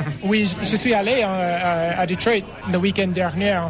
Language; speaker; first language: French; non-native, learner; English